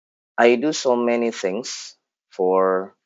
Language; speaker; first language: English; non-native, fluent; Indonesian